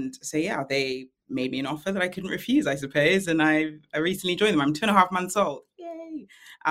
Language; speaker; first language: English; native; English